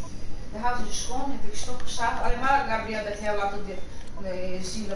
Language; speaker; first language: Dutch; non-native, learner; Portuguese